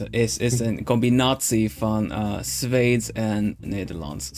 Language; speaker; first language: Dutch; non-native, learner; Swedish